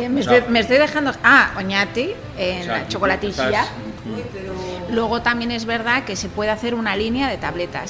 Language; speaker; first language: Spanish; native; Spanish